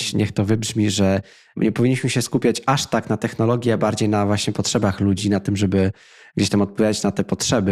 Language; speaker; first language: Polish; native; Polish